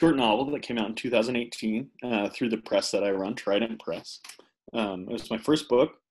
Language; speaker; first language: English; native; English